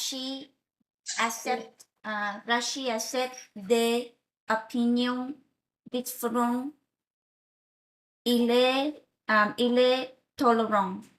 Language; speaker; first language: French; non-native, learner; Vietnamese